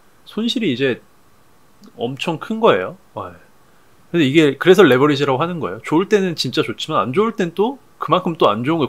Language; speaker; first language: Korean; native; Korean